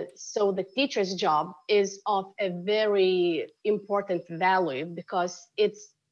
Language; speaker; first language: English; non-native, fluent; Lithuanian